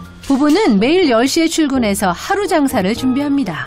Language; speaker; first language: Korean; native; Korean